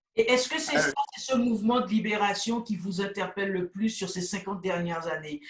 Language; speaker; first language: French; native; French